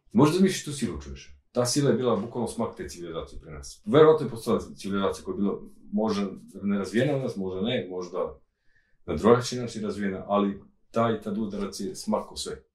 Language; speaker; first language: Serbian; non-native, local second language; Romanian